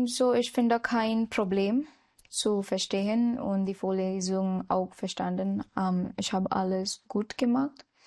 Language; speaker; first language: German; non-native, learner; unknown